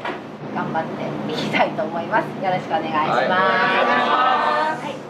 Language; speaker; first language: Japanese; native; Japanese